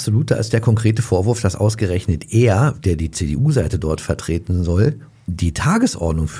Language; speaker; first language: German; native; German